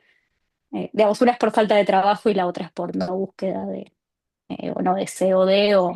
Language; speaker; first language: Spanish; native; Spanish